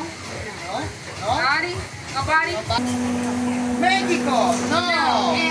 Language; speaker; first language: English; non-native, fluent; Spanish